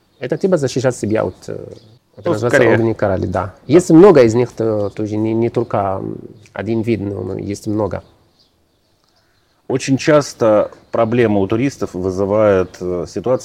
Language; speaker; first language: Russian; non-native, learner; Arabic